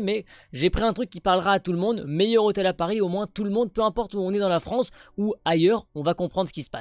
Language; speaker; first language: French; native; French